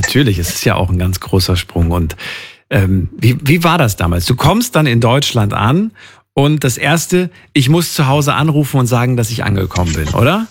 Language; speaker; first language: German; native; German